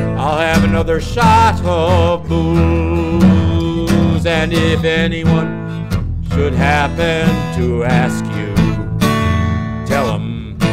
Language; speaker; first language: English; native; English